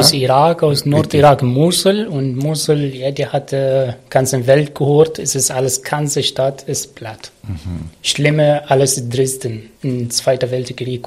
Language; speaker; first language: German; non-native, learner; Arabic